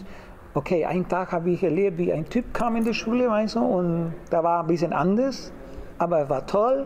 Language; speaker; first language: German; non-native, fluent; Spanish